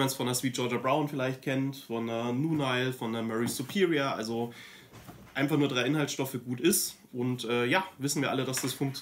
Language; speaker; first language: German; native; German